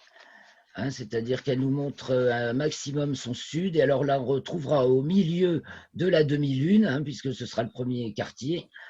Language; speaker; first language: French; native; French